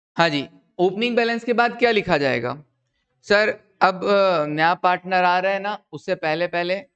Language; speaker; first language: Hindi; native; Hindi